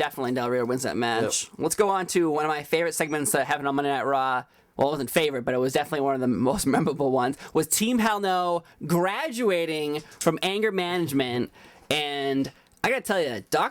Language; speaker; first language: English; native; English